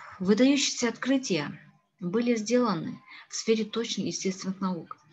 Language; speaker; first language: Russian; non-native, local second language; Kazakh